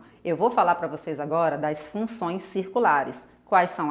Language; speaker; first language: Portuguese; native; Portuguese